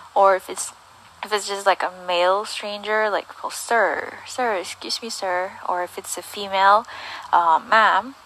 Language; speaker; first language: English; native; English